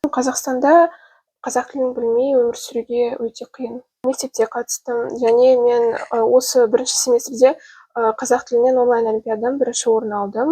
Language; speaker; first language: Kazakh; non-native, local second language; Russian